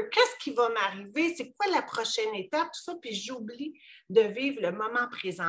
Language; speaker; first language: French; native; French